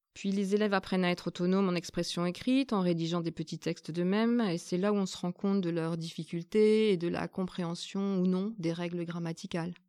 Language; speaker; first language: French; native; French